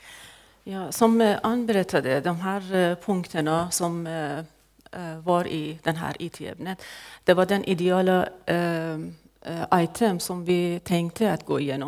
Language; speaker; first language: Swedish; non-native, fluent; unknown